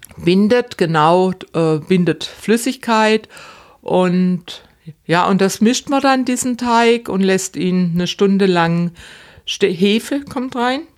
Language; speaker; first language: German; native; German